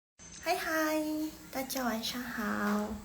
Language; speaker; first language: Chinese; non-native, fluent; Indonesian